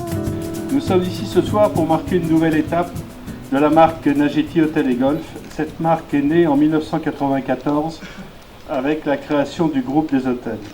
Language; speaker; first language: French; native; French